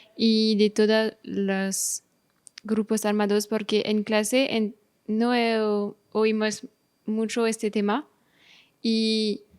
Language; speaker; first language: Spanish; non-native, fluent; French